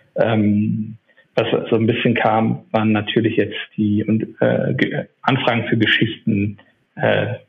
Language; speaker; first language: German; native; German